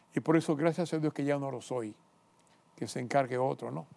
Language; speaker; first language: Spanish; native; Spanish